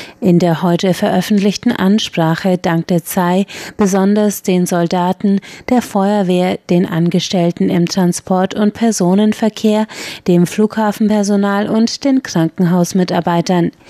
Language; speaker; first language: German; native; German